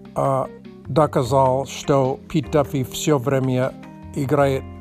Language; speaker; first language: Russian; non-native, learner; English